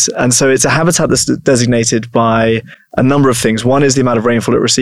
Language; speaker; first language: English; native; English